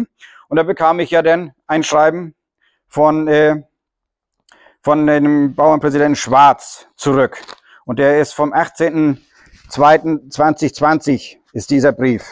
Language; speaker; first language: German; native; German